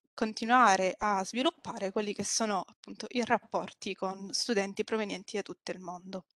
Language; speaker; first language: Italian; native; Italian